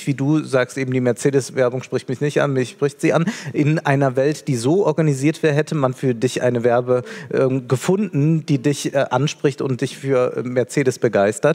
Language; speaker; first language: German; native; German